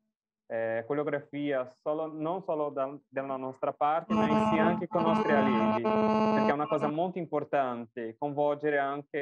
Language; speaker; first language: Italian; non-native, fluent; Portuguese